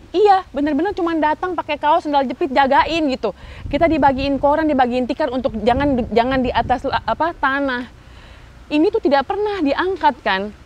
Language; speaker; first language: Indonesian; native; Indonesian